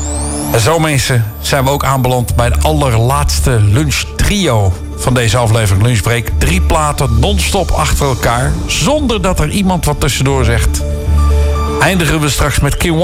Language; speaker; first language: Dutch; native; Dutch